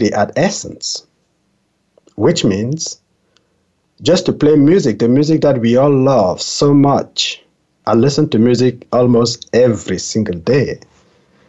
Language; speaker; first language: English; non-native, local second language; French